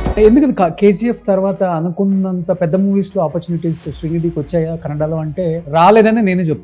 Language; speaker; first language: Telugu; native; Telugu